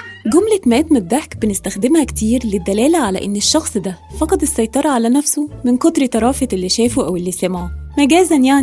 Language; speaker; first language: Arabic; native; Arabic